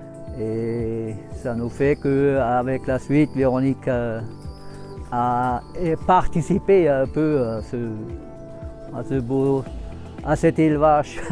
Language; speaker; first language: French; native; French